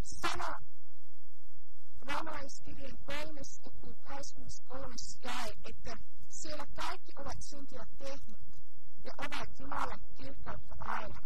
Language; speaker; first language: Finnish; early bilingual, heritage; Finnish